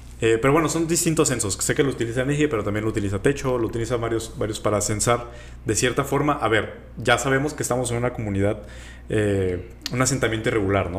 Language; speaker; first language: Spanish; native; Spanish